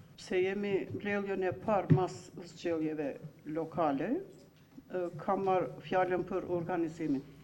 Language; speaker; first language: Albanian; non-native, local second language; Turkish